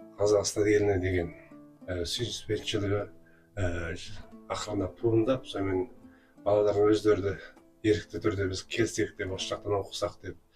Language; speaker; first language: Kazakh; native; Kazakh